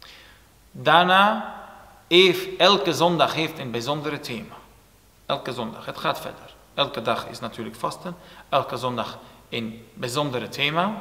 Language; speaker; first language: Dutch; non-native, fluent; Turoyo